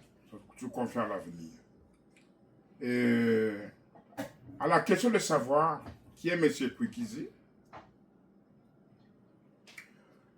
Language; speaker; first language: French; non-native, local second language; Kongo